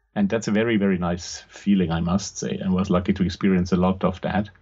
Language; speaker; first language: English; non-native, fluent; German